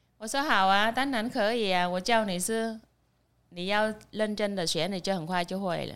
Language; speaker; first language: Chinese; non-native, fluent; Vietnamese